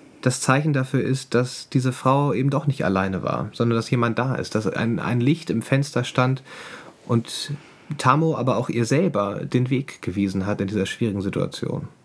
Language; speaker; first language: German; native; German